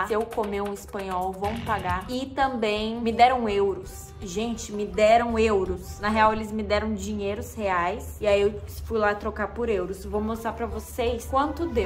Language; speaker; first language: Portuguese; native; Portuguese